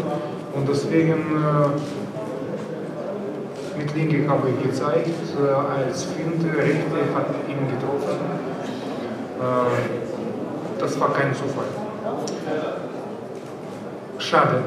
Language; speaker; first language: German; non-native, learner; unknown